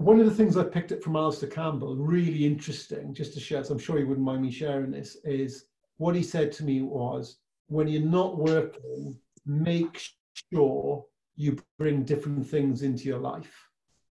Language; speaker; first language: English; native; English